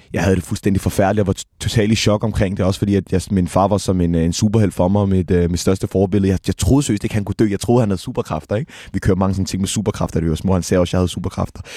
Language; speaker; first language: Danish; native; Danish